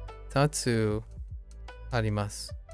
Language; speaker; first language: Japanese; non-native, learner; English